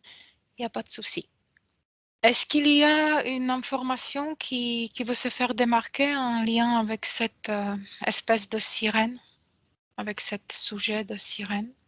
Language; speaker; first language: French; non-native, fluent; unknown